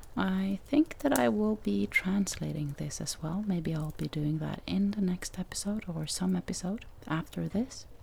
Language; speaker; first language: English; non-native, fluent; Norwegian